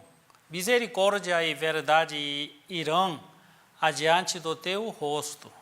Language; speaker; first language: Portuguese; non-native, learner; Korean